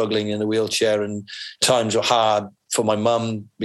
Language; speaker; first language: English; native; English